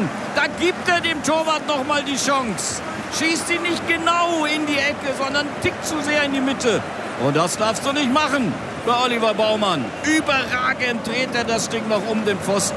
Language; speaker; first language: German; native; German